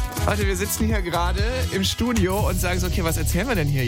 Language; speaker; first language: German; native; German